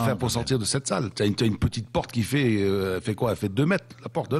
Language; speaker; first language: French; non-native, local second language; Arabic